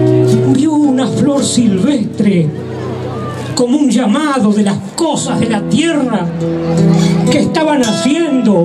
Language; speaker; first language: Spanish; native; Spanish